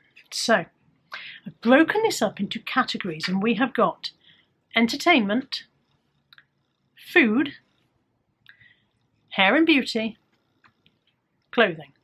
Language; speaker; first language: English; native; English